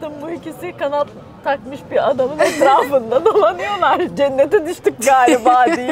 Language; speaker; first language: Turkish; native; Turkish